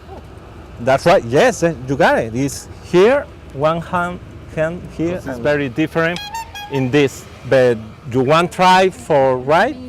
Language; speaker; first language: English; non-native, learner; Spanish